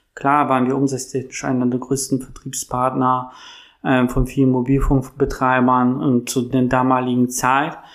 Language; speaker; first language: German; native; German